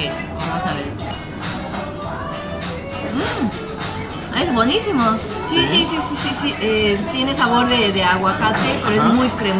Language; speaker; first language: Spanish; non-native, fluent; Japanese